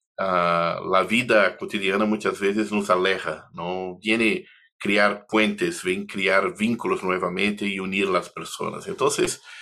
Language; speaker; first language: Spanish; non-native, fluent; Portuguese